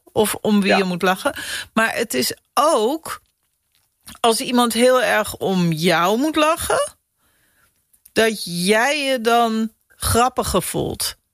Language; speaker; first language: Dutch; native; Dutch